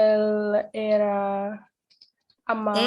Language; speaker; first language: Spanish; non-native, learner; English